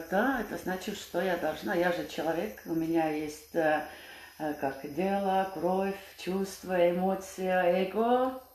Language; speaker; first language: Russian; non-native, fluent; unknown